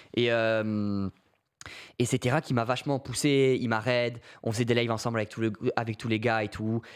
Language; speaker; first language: French; native; French